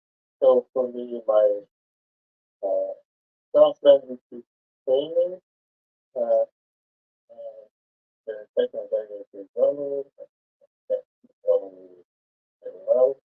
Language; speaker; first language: English; non-native, learner; Spanish